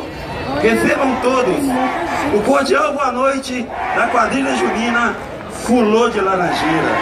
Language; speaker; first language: Portuguese; native; Portuguese